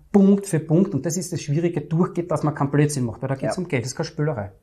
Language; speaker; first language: German; native; German